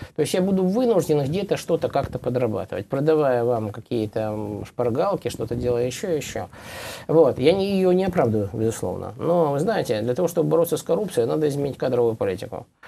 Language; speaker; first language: Russian; native; Russian